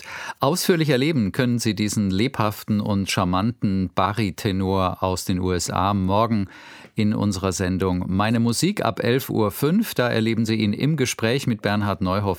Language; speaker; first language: German; native; German